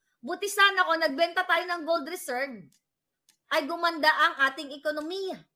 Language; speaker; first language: Filipino; non-native, local second language; Cebuano